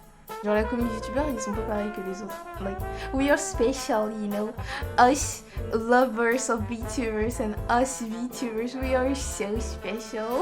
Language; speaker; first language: French; native; French